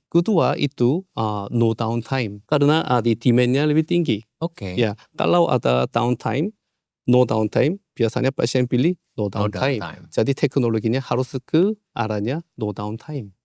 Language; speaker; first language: Indonesian; non-native, learner; Korean